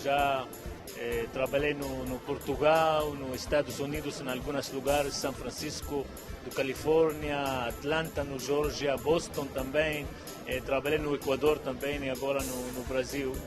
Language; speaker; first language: Portuguese; non-native, fluent; Arabic